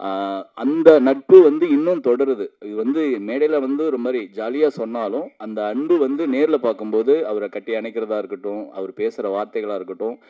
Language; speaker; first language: Tamil; native; Tamil